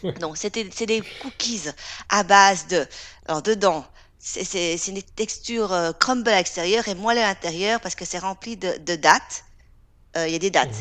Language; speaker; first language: French; native; French